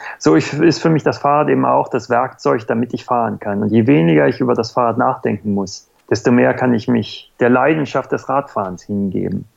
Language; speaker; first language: German; native; German